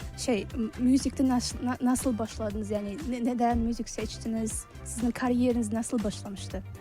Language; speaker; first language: Turkish; non-native, learner; Kazakh